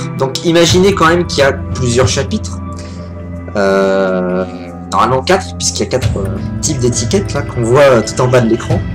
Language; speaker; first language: French; native; French